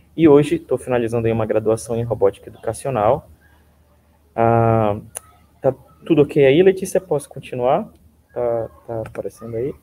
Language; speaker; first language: Portuguese; native; Portuguese